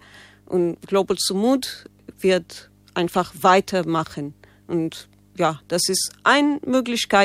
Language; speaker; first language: German; non-native, learner; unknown